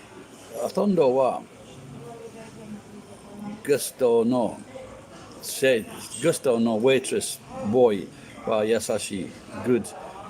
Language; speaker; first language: Japanese; non-native, learner; English